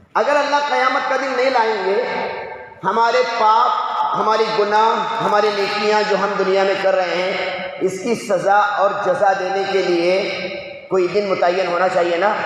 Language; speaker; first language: Urdu; native; Urdu